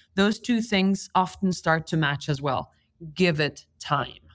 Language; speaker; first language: English; non-native, fluent; Lithuanian